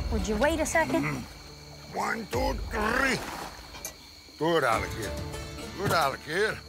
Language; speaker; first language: English; native; English